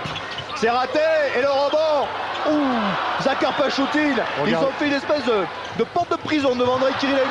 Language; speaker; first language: French; native; French